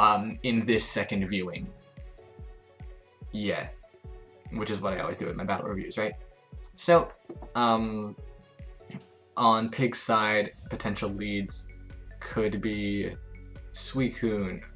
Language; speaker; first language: English; native; English